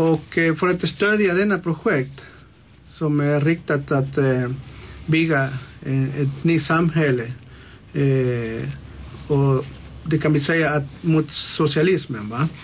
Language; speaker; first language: Swedish; non-native, local second language; Spanish